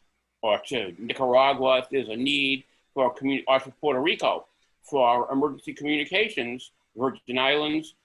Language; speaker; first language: English; native; English